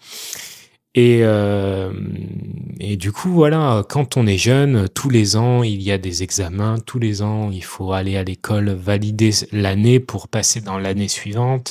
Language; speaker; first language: French; native; French